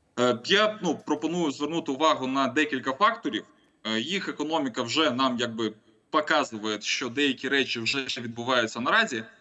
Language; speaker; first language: Ukrainian; non-native, local second language; Russian